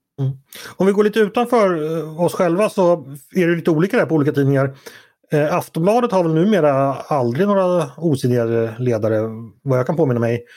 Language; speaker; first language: Swedish; native; Swedish